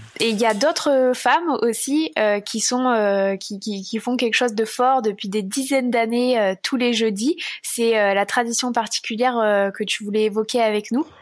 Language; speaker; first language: French; native; French